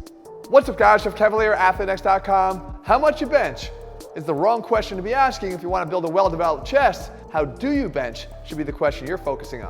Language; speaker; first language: English; native; English